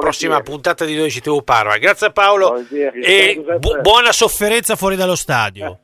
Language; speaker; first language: Italian; native; Italian